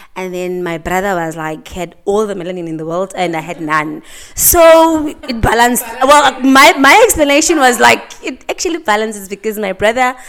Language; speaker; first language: English; non-native, local second language; Xhosa